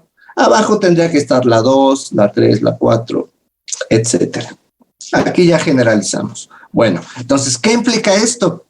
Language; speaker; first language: Spanish; native; Spanish